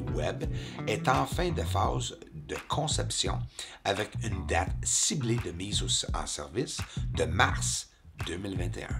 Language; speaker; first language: French; native; French